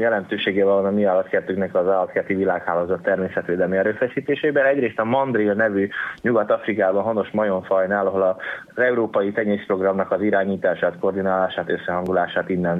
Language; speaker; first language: Hungarian; native; Hungarian